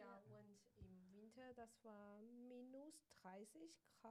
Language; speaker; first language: German; non-native, learner; Chinese